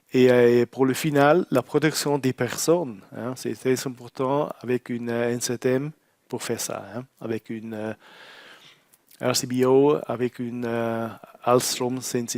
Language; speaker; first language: French; non-native, learner; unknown